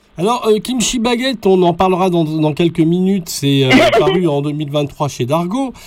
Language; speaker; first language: French; native; French